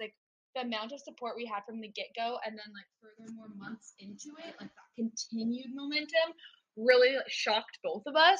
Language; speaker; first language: English; native; English